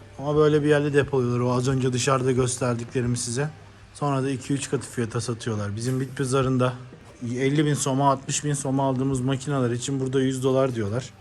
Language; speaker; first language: Turkish; native; Turkish